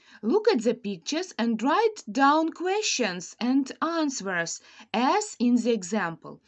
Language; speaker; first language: English; non-native, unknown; Ukrainian